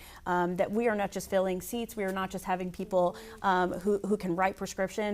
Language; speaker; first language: English; native; English